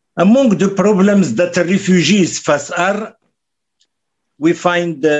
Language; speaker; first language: English; non-native, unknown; Arabic